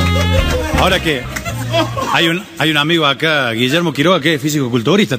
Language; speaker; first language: Spanish; native; Spanish